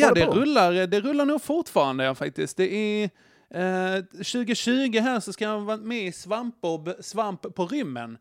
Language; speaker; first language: Swedish; native; Swedish